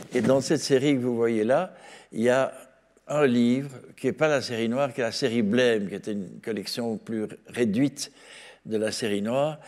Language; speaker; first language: French; native; French